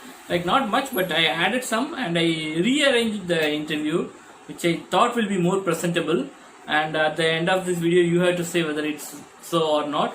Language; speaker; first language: English; non-native, local second language; Tamil